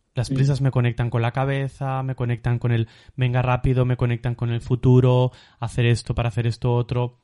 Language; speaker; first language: Spanish; native; Spanish